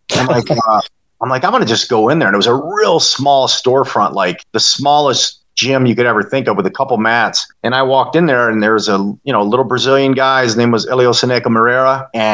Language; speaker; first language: English; native; English